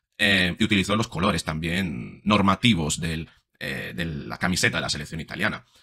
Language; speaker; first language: Spanish; non-native, fluent; Italian